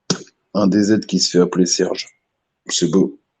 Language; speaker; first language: French; native; French